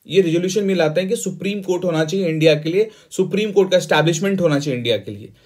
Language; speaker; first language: Hindi; native; Hindi